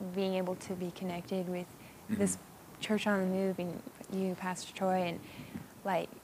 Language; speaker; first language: English; native; English